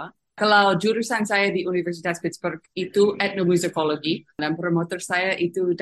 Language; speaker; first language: Indonesian; non-native, fluent; English